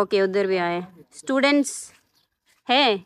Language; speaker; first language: Hindi; non-native, local second language; Telugu